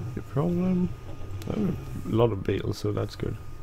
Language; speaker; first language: English; non-native, fluent; Swedish